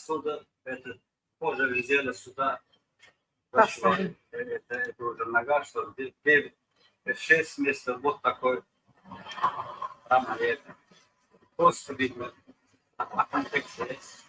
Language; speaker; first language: Russian; non-native, learner; Turkmen